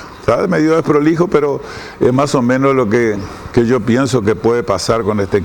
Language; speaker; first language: Spanish; native; Spanish